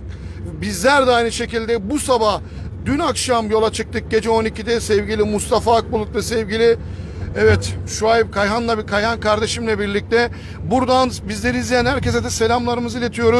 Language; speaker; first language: Turkish; native; Turkish